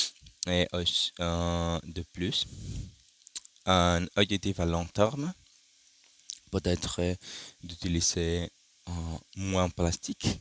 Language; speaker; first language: French; non-native, learner; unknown